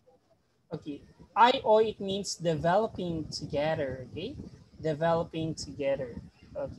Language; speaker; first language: English; non-native, fluent; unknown